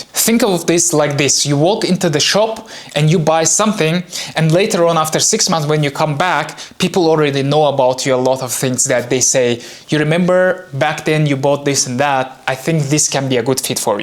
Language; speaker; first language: English; non-native, fluent; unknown